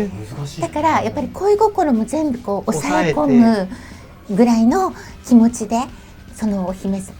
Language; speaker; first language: Japanese; native; Japanese